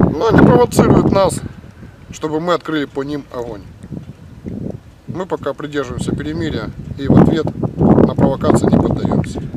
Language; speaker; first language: Russian; native; Russian